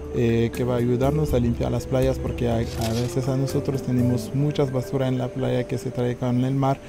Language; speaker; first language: Spanish; non-native, learner; French